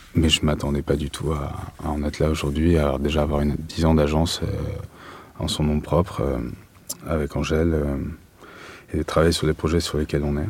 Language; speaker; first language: French; native; French